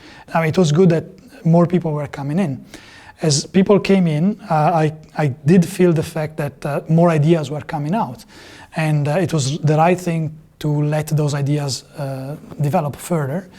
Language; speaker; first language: English; non-native, fluent; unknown